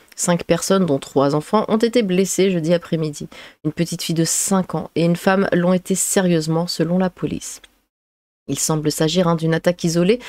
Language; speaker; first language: French; native; French